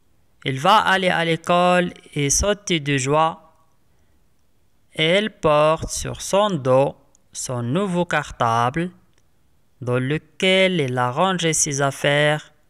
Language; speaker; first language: French; non-native, local second language; Arabic